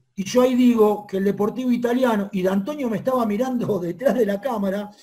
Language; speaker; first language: Spanish; native; Spanish